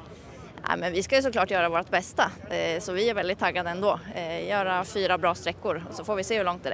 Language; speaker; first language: Swedish; native; Swedish